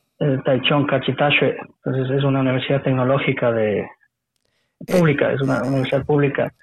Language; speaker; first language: Spanish; native; Spanish